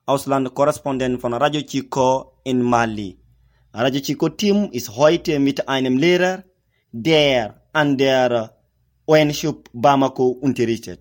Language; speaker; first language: German; non-native, fluent; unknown